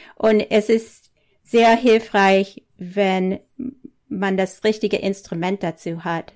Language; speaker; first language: German; non-native, fluent; English